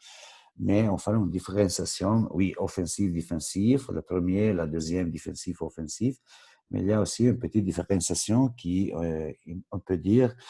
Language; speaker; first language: French; non-native, local second language; Italian